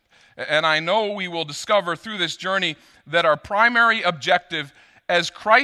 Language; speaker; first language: English; native; English